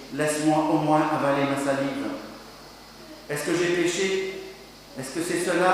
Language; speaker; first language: French; native; French